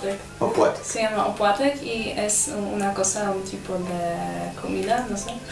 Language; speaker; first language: Spanish; non-native, fluent; Polish